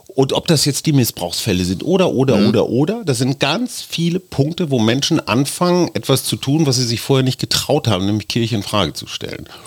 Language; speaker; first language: German; native; German